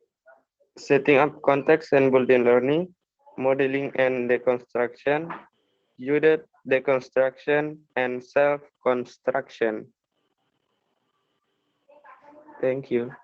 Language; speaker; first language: English; non-native, learner; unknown